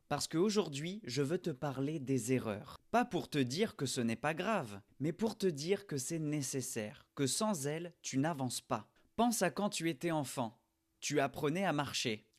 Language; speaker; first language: French; native; French